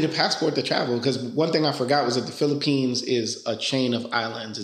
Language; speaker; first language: English; early bilingual, other home language; Spanish